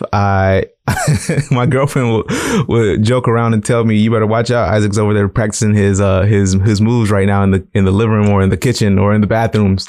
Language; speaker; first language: English; native; English